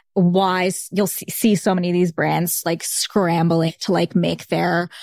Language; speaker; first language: English; early bilingual, other home language; Bangla